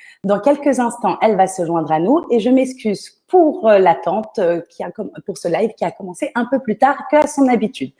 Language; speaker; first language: French; native; French